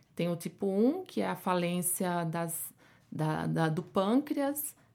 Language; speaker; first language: Portuguese; native; Portuguese